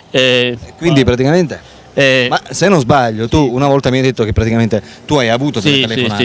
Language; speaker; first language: Italian; native; Italian